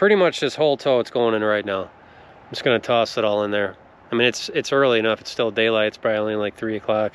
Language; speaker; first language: English; native; English